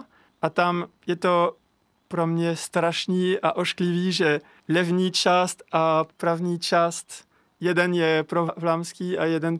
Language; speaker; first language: Czech; non-native, learner; French